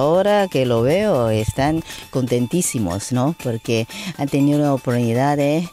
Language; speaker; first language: Spanish; non-native, fluent; Chinese